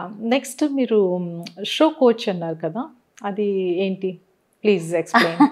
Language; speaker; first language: Telugu; native; Telugu